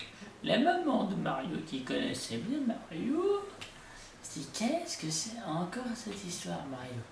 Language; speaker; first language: French; native; French